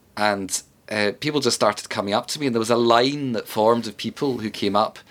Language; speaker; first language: English; native; English